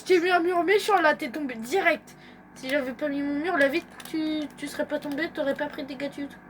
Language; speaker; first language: French; native; French